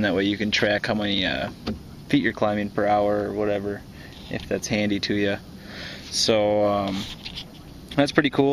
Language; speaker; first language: English; native; English